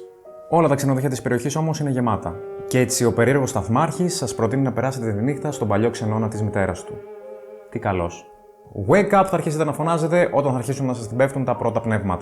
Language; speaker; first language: Greek; native; Greek